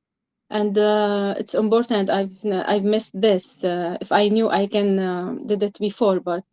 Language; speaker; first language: English; non-native, learner; Arabic